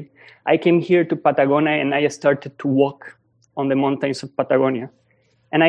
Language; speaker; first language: English; non-native, fluent; Spanish